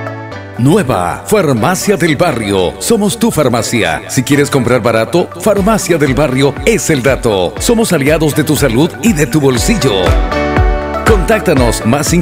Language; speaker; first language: Spanish; native; Spanish